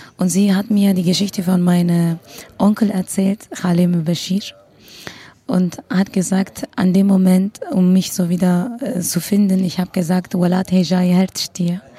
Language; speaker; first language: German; non-native, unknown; Kurdish